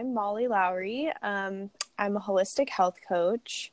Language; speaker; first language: English; native; English